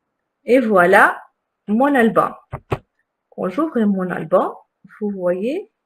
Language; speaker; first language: French; non-native, local second language; Arabic